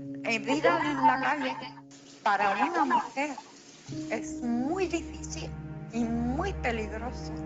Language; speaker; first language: Spanish; non-native, fluent; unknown